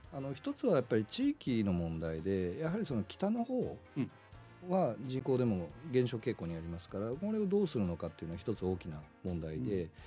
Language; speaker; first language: Japanese; native; Japanese